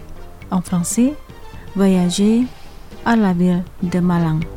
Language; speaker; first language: French; non-native, fluent; Indonesian